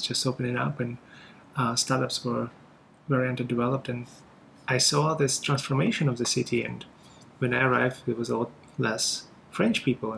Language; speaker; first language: English; non-native, fluent; Russian